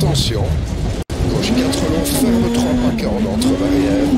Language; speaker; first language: French; native; French